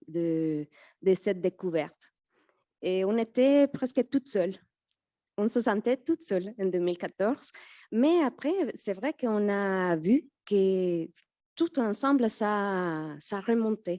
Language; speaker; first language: French; non-native, fluent; Spanish